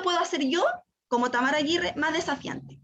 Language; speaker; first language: Spanish; native; Spanish